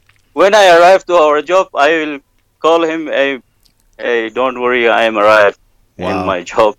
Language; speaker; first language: English; non-native, learner; Persian